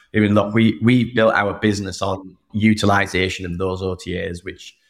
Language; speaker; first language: English; native; English